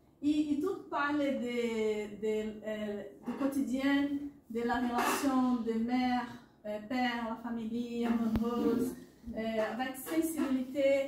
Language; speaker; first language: French; non-native, learner; Portuguese